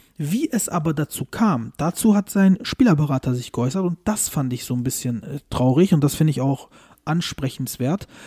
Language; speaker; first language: German; early bilingual, other home language; Turkish